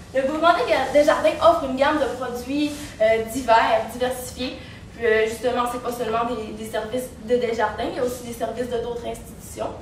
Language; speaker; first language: French; native; French